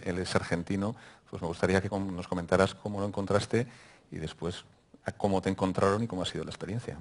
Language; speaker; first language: Spanish; native; Spanish